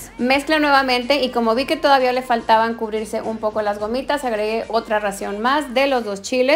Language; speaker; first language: Spanish; native; Spanish